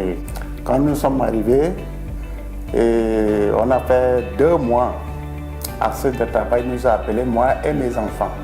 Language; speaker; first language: French; non-native, local second language; Sango